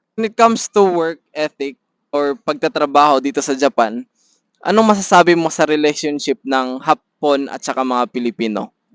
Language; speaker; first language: Filipino; native; Filipino